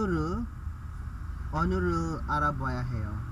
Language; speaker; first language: Korean; non-native, learner; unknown